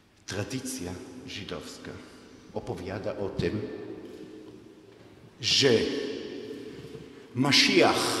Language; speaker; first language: Polish; non-native, fluent; Hebrew